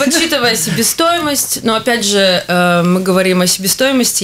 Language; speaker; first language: Russian; native; Russian